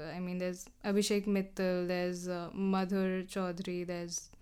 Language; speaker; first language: English; non-native, local second language; Hindi